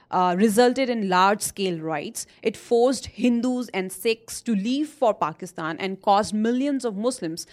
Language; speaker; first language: English; non-native, local second language; Hindi